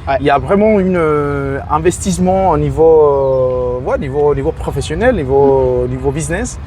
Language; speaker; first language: French; non-native, fluent; Spanish